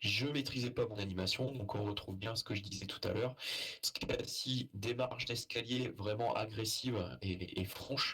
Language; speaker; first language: French; native; French